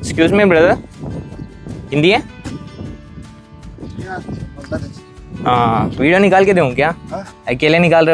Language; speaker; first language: Hindi; non-native, local second language; Telugu